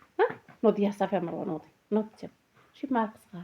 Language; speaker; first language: Arabic; native; Arabic